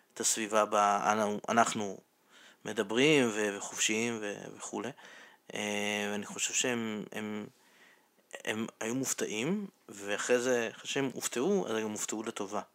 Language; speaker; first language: Hebrew; non-native, fluent; Russian